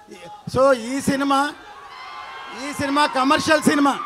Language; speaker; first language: Telugu; native; Telugu